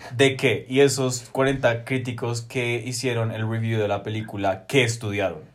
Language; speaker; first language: Spanish; native; Spanish